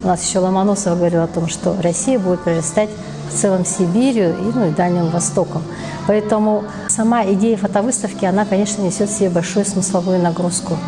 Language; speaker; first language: Russian; native; Russian